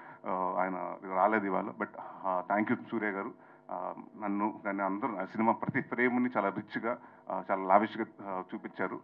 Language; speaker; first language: Telugu; native; Telugu